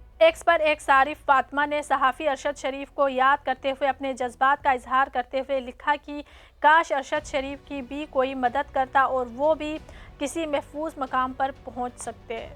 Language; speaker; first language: Urdu; native; Urdu